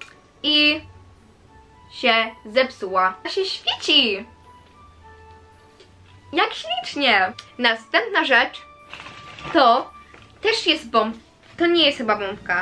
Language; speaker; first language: Polish; early bilingual, heritage; Polish